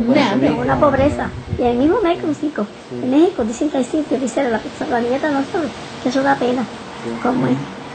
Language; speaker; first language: Spanish; native; Spanish